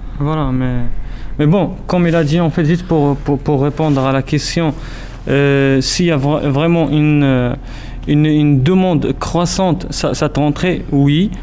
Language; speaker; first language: French; non-native, local second language; Arabic